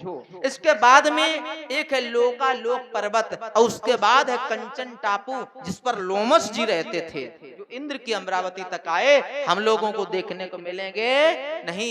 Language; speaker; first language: Hindi; native; Hindi